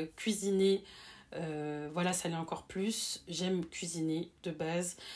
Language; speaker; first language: French; native; French